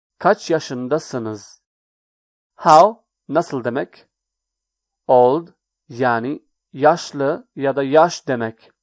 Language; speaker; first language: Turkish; non-native, learner; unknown